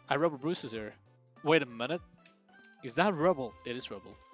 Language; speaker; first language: English; non-native, fluent; Swedish